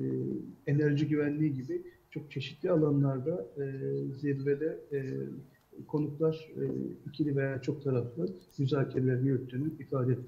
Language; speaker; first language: Turkish; native; Turkish